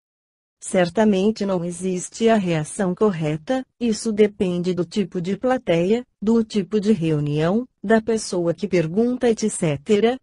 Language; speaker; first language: Portuguese; native; Portuguese